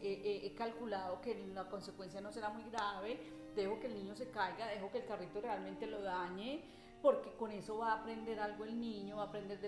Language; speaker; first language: Spanish; native; Spanish